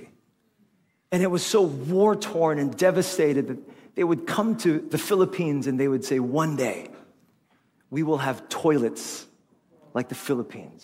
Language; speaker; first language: English; non-native, local second language; Filipino